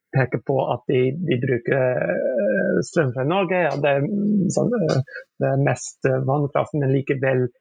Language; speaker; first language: Norwegian; non-native, fluent; English